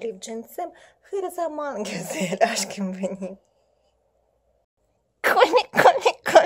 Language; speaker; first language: Turkish; non-native, learner; Russian